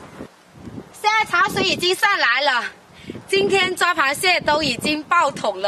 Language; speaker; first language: Chinese; native; Chinese